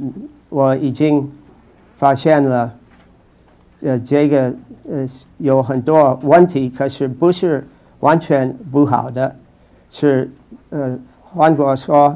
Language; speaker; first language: Chinese; non-native, fluent; English